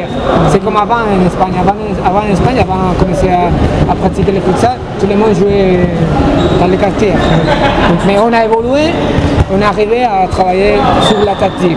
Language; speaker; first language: French; non-native, fluent; Spanish